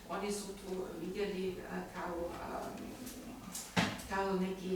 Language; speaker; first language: Slovenian; non-native, learner; German